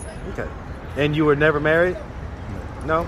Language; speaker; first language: English; native; English